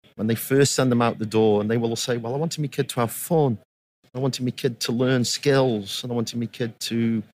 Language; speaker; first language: English; native; English